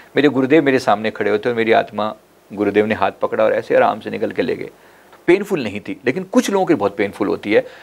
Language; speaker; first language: Hindi; native; Hindi